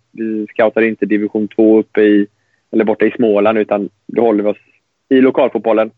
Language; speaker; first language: Swedish; native; Swedish